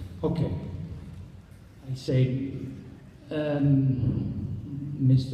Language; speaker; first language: English; non-native, learner; Italian